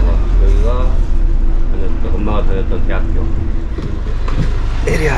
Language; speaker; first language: Korean; native; Korean